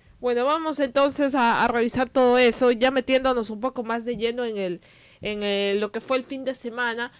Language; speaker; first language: Spanish; native; Spanish